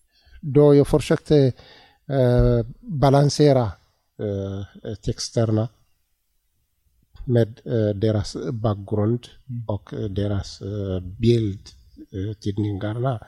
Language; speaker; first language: Swedish; non-native, learner; Tigrinya